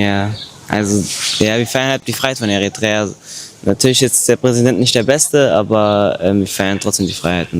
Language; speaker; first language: German; non-native, fluent; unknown